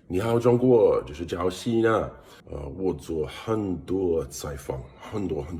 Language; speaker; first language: Chinese; non-native, learner; English